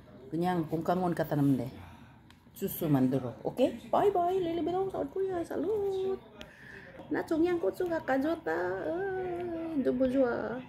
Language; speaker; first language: Korean; non-native, learner; Filipino